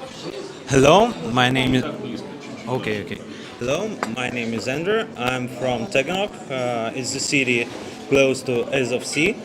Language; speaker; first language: English; non-native, learner; Russian